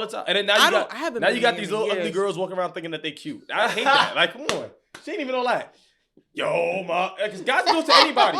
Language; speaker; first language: English; native; English